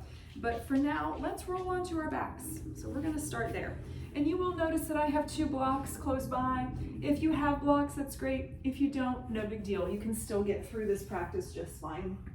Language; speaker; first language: English; native; English